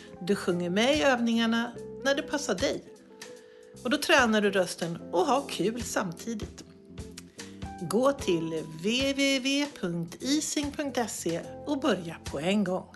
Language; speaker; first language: Swedish; native; Swedish